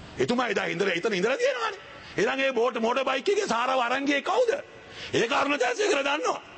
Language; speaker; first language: Sinhala; non-native, local second language; Tamil